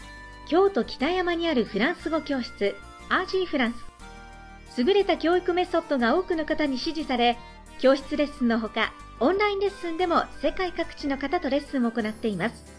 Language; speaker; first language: Japanese; native; Japanese